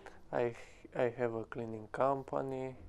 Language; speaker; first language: English; non-native, learner; Romanian